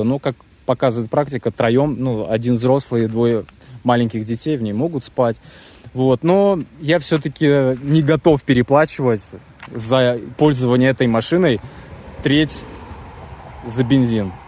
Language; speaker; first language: Russian; native; Russian